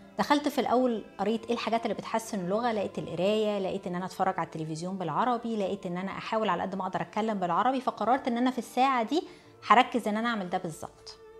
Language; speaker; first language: Arabic; early bilingual, heritage; Arabic